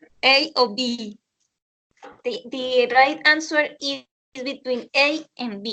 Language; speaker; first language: English; non-native, learner; Spanish